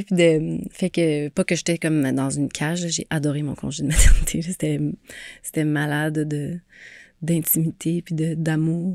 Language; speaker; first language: French; native; French